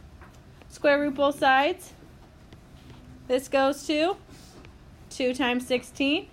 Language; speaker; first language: English; native; English